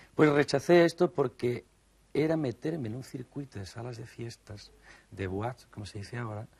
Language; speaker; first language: Spanish; native; Spanish